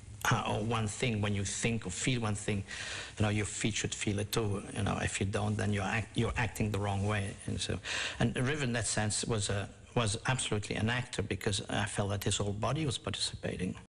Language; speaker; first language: English; non-native, fluent; Dutch